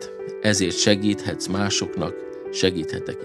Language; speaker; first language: Hungarian; native; Hungarian